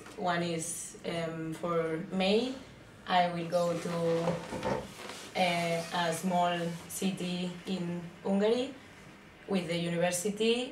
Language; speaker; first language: English; non-native, learner; Spanish